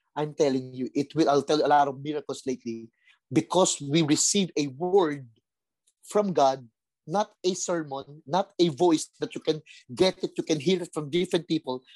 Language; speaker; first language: English; non-native, local second language; Filipino